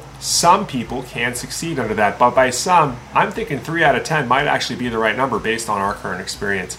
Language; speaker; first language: English; native; English